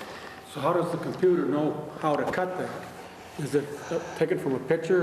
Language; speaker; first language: English; native; English